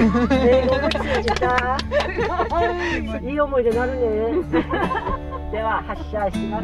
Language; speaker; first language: Japanese; native; Japanese